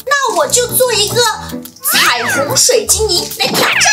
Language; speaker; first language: Chinese; native; Chinese